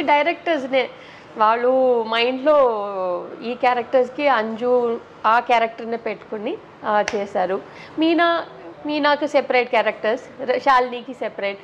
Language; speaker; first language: Telugu; non-native, local second language; Tamil